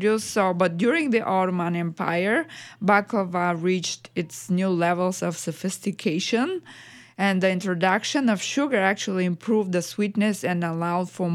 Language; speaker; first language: English; non-native, fluent; Bulgarian